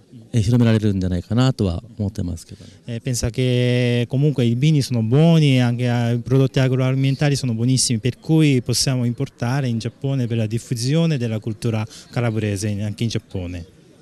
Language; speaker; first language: Italian; non-native, fluent; Japanese